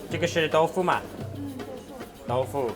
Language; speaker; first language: Chinese; non-native, learner; English